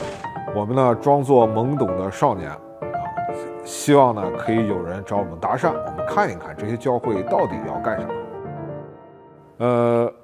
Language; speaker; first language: Chinese; native; Chinese